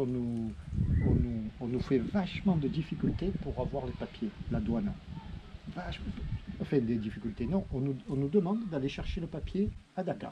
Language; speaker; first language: French; native; French